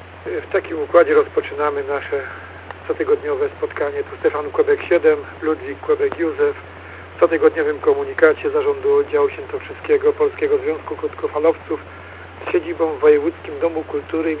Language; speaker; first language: Polish; native; Polish